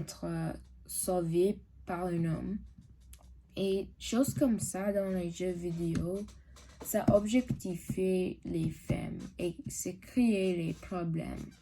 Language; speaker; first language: French; non-native, learner; English